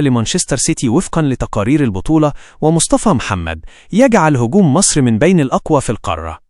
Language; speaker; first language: Arabic; native; Arabic